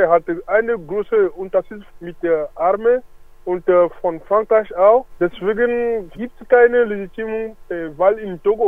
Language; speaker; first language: German; non-native, learner; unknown